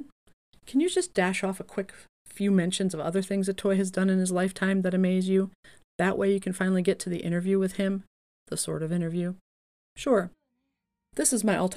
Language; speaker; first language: English; native; English